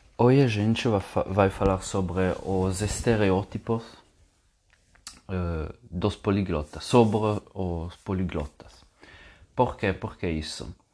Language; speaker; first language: Portuguese; non-native, fluent; Italian